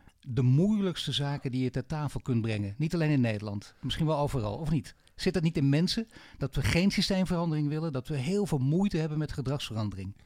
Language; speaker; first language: Dutch; native; Dutch